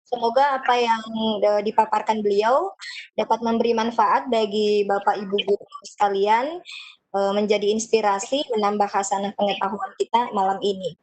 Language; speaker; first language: Indonesian; native; Indonesian